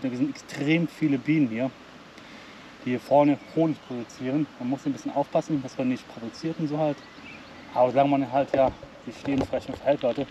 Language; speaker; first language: German; native; German